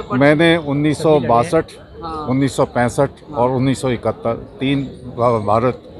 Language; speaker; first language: Hindi; native; Hindi